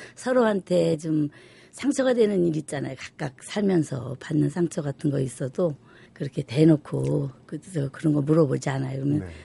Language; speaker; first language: Korean; native; Korean